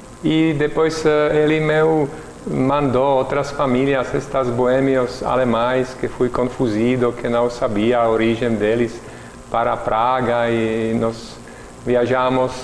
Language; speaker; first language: Portuguese; non-native, learner; Czech